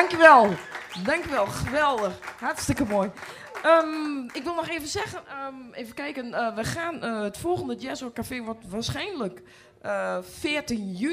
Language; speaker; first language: Dutch; native; Dutch